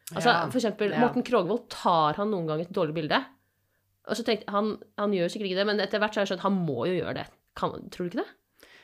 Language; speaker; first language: Norwegian; native; Norwegian